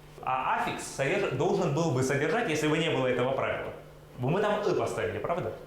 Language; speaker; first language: Russian; native; Russian